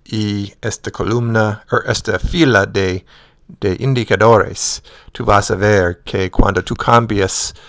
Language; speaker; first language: Spanish; non-native, fluent; English